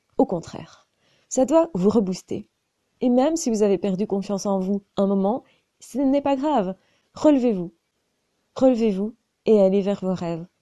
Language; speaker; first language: French; native; French